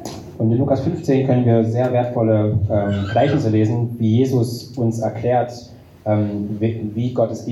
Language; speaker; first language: German; native; German